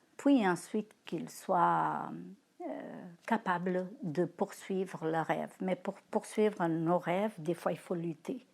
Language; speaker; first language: French; non-native, fluent; Portuguese